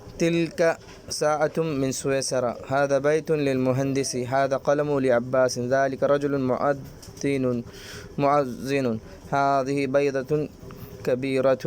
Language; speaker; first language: Arabic; non-native, fluent; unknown